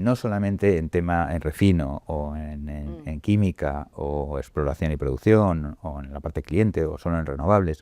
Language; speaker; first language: Spanish; native; Spanish